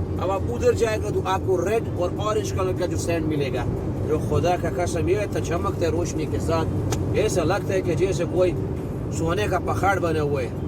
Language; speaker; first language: Urdu; non-native, local second language; Pashto